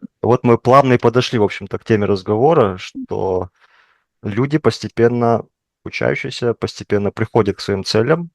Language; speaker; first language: Russian; native; Russian